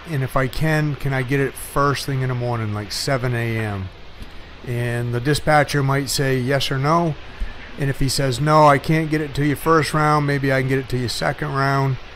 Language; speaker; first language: English; native; English